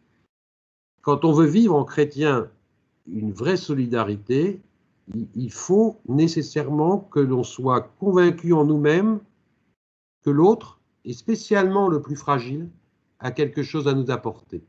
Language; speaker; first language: French; native; French